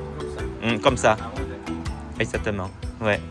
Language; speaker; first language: French; non-native, fluent; Vietnamese